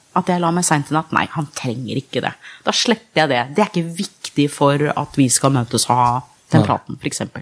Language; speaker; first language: Norwegian; early bilingual, other home language; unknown